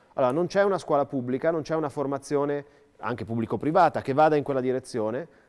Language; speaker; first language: Italian; native; Italian